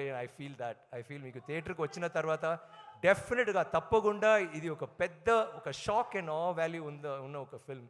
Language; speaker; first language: Telugu; non-native, learner; Tamil